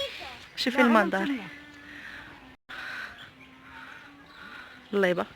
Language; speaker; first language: Arabic; native; Arabic